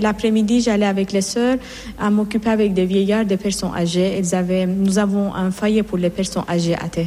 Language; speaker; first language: French; non-native, fluent; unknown